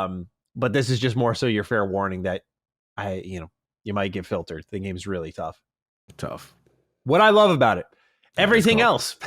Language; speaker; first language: English; native; English